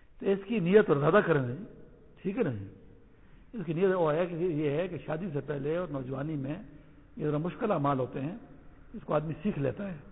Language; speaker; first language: Urdu; non-native, local second language; Pashto